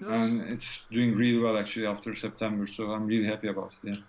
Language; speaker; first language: English; non-native, fluent; Turkish